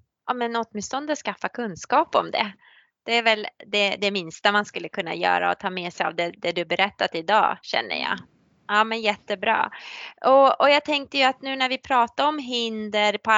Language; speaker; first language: Swedish; native; Swedish